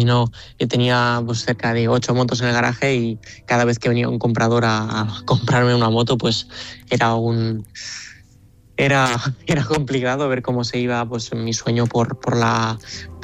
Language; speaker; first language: Spanish; native; Spanish